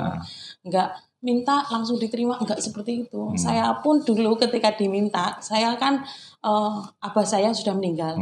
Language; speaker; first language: Indonesian; non-native, local second language; Javanese